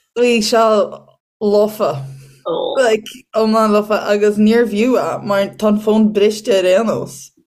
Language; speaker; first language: Irish; native; Irish